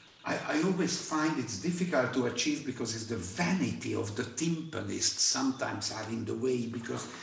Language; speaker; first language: English; non-native, fluent; Hungarian